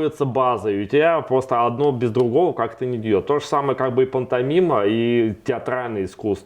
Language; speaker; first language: Russian; native; Russian